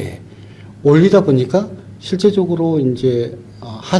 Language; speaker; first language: Korean; native; Korean